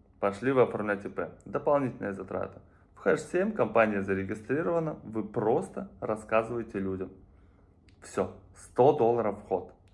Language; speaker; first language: Russian; native; Russian